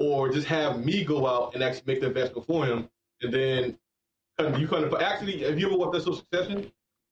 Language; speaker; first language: English; native; English